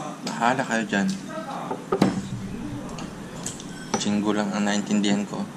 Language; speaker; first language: Korean; non-native, learner; Filipino